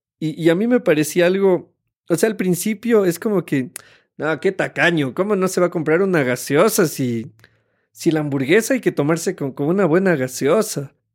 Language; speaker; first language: Spanish; native; Spanish